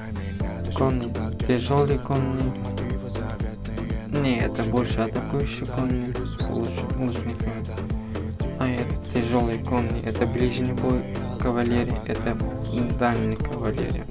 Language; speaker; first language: Russian; non-native, fluent; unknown